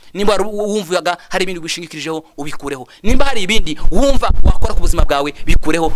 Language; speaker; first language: Kinyarwanda; native; Kinyarwanda